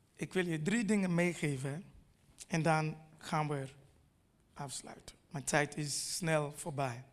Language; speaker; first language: Dutch; non-native, fluent; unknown